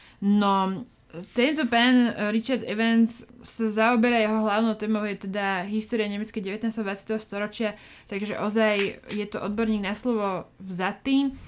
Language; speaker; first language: Slovak; native; Slovak